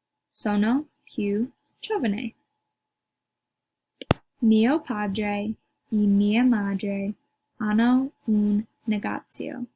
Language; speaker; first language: Italian; non-native, learner; English